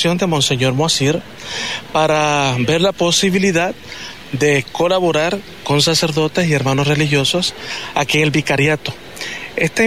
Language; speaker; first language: Spanish; native; Spanish